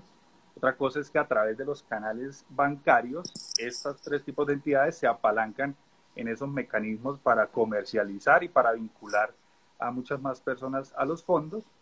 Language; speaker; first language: Spanish; native; Spanish